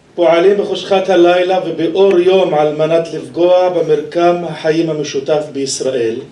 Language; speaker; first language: Hebrew; non-native, local second language; Arabic